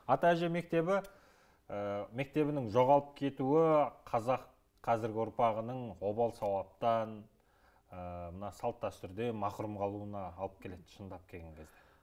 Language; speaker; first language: Kazakh; native; Kazakh